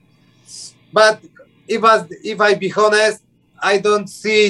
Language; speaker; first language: English; non-native, learner; Polish